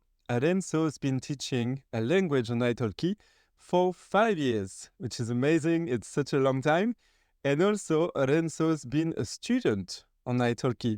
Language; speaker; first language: English; non-native, fluent; French